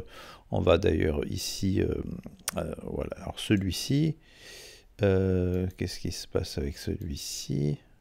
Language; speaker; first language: French; native; French